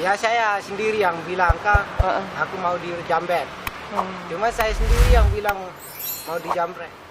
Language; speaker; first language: Indonesian; non-native, local second language; Sasak